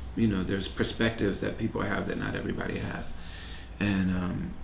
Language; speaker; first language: English; native; English